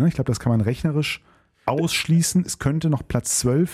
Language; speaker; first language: German; native; German